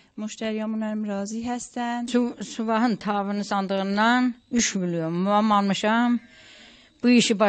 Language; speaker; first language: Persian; non-native, local second language; Azerbaijani